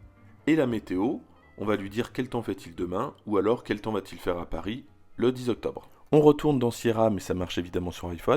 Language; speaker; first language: French; native; French